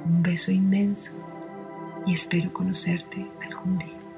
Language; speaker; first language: Spanish; native; Spanish